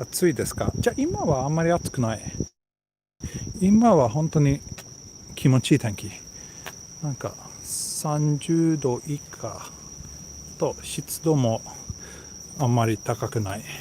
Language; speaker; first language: Japanese; non-native, learner; Swedish